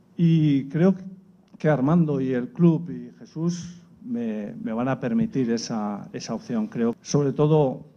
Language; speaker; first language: Spanish; native; Spanish